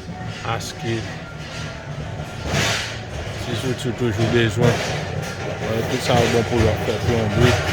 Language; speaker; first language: French; non-native, learner; Haitian Creole